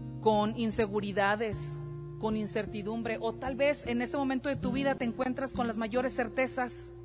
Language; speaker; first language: Spanish; native; Spanish